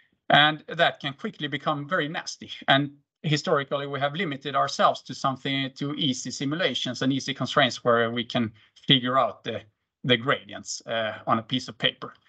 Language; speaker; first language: English; non-native, fluent; Swedish